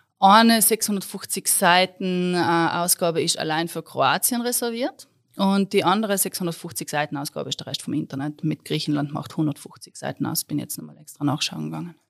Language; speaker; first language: German; native; German